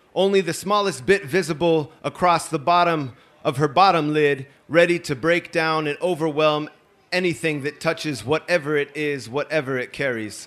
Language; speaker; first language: English; native; English